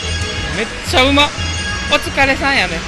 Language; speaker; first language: Japanese; native; Japanese